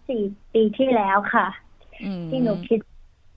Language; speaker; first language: Thai; early bilingual, heritage; Thai